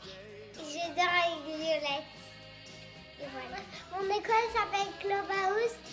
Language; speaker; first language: French; early bilingual, heritage; French